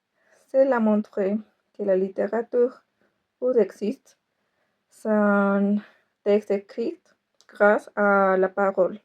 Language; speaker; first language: French; non-native, fluent; Spanish